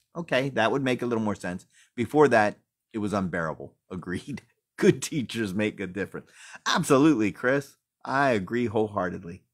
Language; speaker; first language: English; native; English